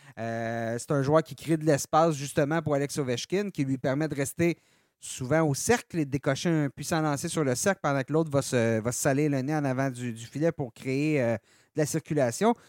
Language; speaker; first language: French; native; French